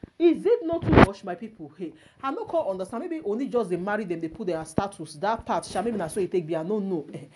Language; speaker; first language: Nigerian Pidgin; non-native, local second language; Yoruba